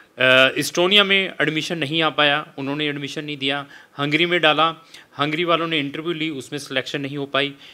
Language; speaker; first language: Hindi; non-native, local second language; Punjabi